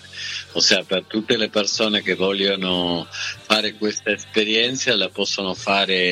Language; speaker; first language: Italian; non-native, fluent; Spanish